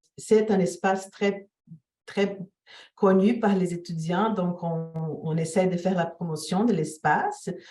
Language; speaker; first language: French; non-native, fluent; Portuguese